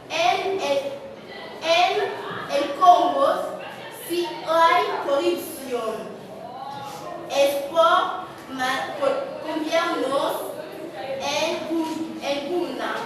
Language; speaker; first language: Spanish; non-native, learner; French